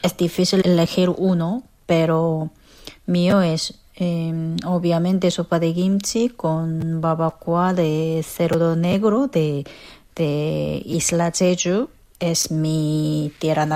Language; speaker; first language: Spanish; non-native, fluent; Korean